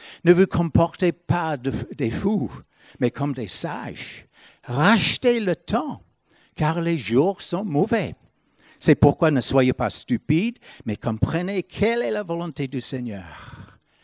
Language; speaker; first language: French; non-native, fluent; English